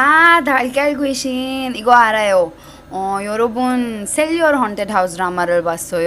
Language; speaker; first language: Korean; non-native, learner; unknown